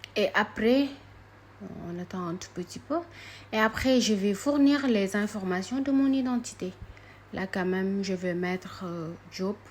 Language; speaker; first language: French; non-native, local second language; Wolof